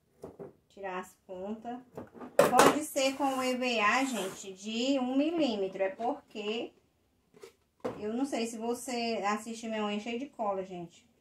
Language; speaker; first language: Portuguese; native; Portuguese